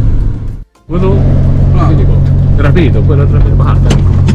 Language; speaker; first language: Spanish; non-native, learner; Japanese